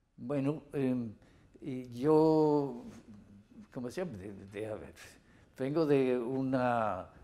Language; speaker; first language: Spanish; non-native, fluent; English